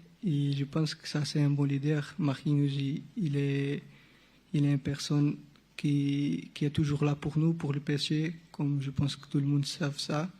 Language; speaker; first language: French; non-native, local second language; Portuguese